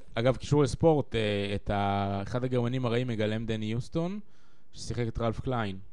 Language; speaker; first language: Hebrew; native; Hebrew